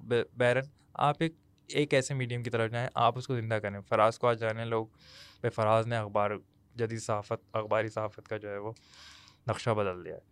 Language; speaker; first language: Urdu; native; Urdu